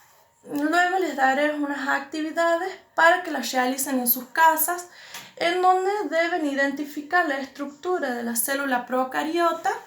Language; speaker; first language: Spanish; native; Spanish